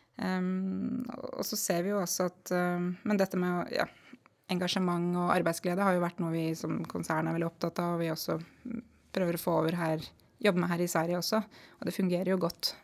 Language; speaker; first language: Norwegian; native; Norwegian